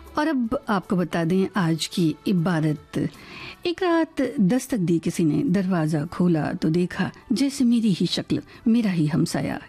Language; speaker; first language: Hindi; native; Hindi